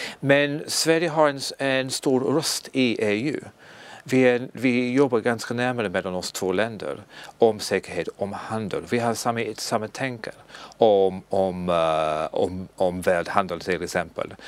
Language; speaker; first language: Swedish; non-native, learner; English